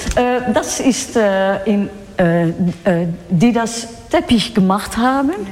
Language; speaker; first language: German; non-native, learner; Dutch